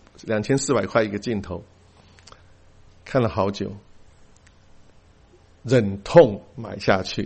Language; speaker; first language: Chinese; native; Chinese